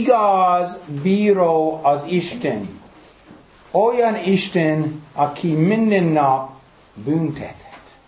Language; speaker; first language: Hungarian; early bilingual, heritage; English